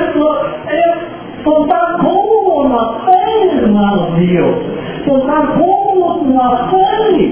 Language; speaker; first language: Spanish; non-native, fluent; English